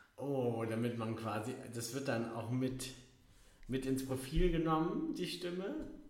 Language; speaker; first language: German; native; German